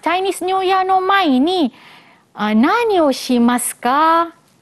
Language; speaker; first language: Japanese; non-native, fluent; Malay